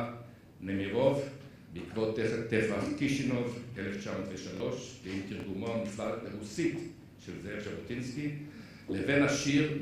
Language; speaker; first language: Hebrew; native; Hebrew